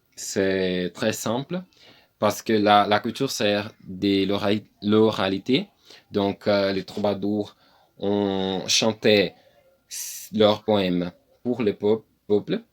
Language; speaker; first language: French; non-native, learner; Portuguese